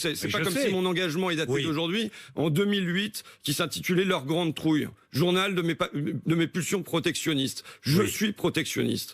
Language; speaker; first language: French; native; French